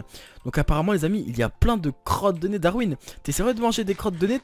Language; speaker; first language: French; native; French